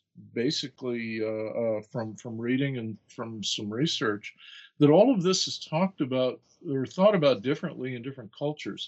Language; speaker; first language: English; native; English